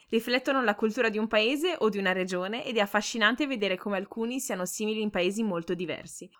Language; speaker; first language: Italian; native; Italian